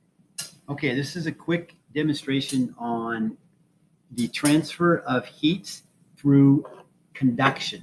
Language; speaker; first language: English; native; English